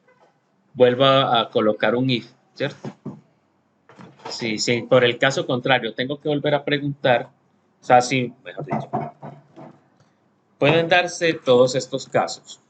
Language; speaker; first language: Spanish; native; Spanish